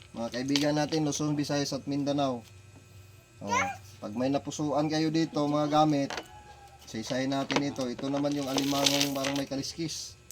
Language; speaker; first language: Filipino; non-native, local second language; Cebuano